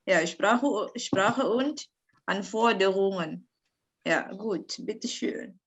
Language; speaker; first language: German; non-native, fluent; Indonesian